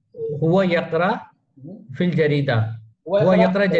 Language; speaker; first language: Arabic; non-native, learner; Urdu